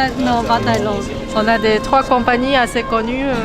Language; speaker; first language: French; non-native, learner; Chinese